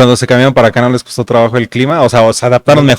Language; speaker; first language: Spanish; native; Spanish